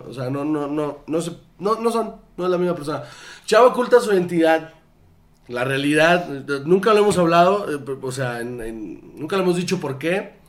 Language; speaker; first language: Spanish; native; Spanish